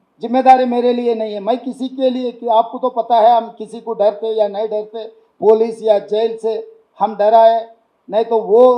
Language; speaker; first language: Hindi; non-native, local second language; Telugu